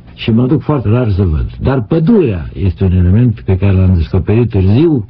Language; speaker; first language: Romanian; native; Romanian